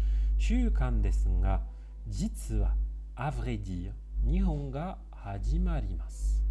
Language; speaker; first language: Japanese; non-native, fluent; French